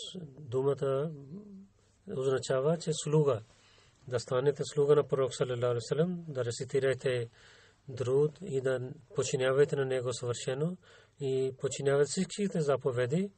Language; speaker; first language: Bulgarian; non-native, learner; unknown